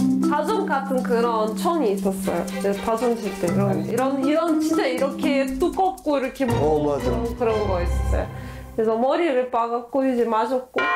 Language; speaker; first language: Korean; non-native, fluent; Russian